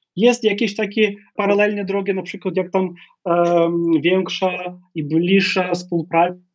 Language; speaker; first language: Polish; non-native, fluent; Ukrainian